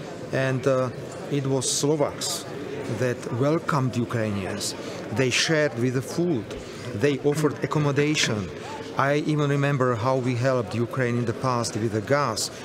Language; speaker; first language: English; non-native, fluent; Slovak